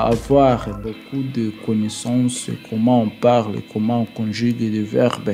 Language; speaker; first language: French; non-native, learner; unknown